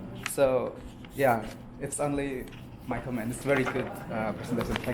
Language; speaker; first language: English; non-native, fluent; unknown